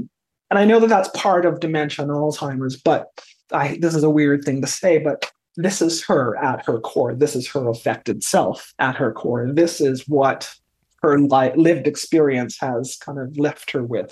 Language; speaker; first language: English; native; English